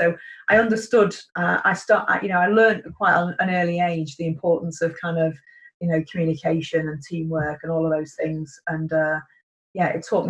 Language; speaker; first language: English; native; English